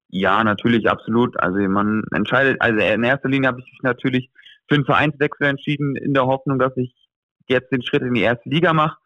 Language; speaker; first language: German; native; German